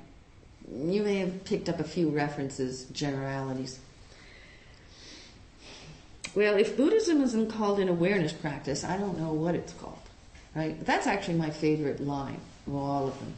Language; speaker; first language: English; native; English